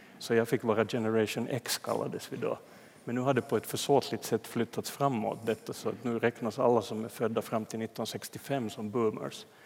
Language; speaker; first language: Swedish; native; Swedish